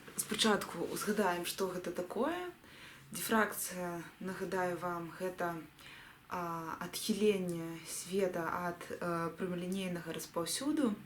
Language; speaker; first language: Belarusian; non-native, local second language; Russian